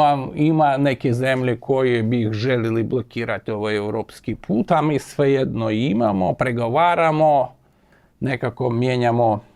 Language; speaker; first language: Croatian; non-native, fluent; Ukrainian